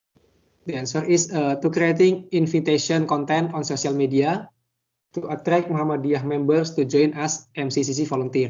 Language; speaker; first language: English; non-native, learner; Indonesian